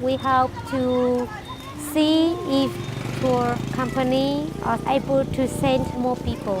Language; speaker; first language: English; non-native, local second language; Hmong